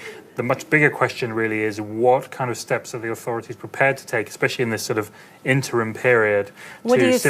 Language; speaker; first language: English; native; English